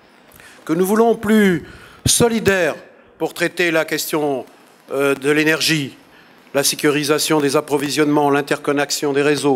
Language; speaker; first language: French; native; French